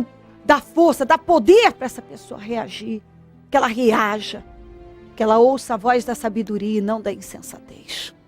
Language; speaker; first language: Portuguese; native; Portuguese